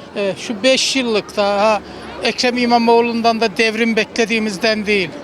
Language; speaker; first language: Turkish; native; Turkish